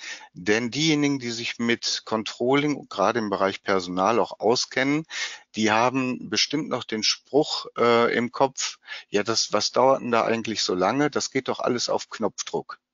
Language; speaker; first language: German; native; German